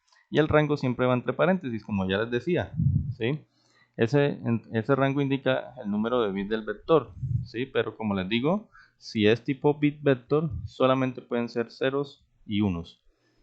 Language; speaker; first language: Spanish; native; Spanish